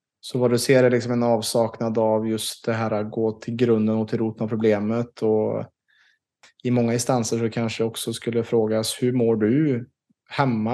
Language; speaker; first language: Swedish; native; Swedish